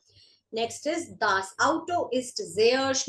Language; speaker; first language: German; non-native, fluent; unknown